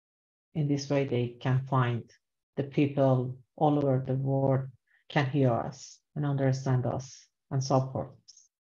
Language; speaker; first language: English; non-native, learner; Persian